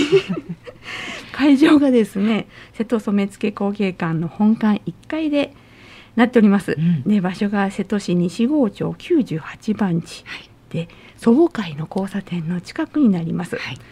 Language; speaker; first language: Japanese; native; Japanese